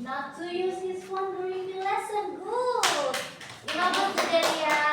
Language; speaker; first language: English; non-native, learner; Indonesian